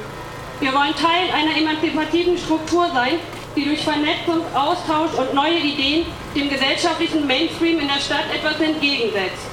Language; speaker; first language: German; native; German